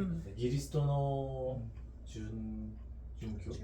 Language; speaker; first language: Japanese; non-native, learner; Korean